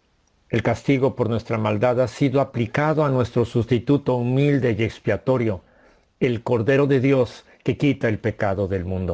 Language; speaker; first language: Spanish; native; Spanish